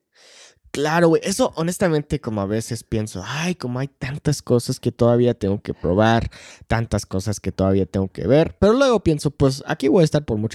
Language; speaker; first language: Spanish; non-native, fluent; English